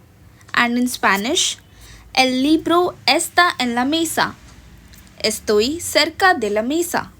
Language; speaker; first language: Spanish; non-native, learner; Hindi